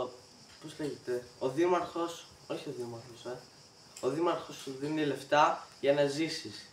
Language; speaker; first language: Greek; early bilingual, heritage; Greek